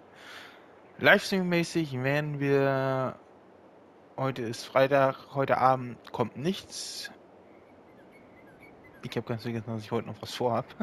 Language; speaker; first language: German; native; German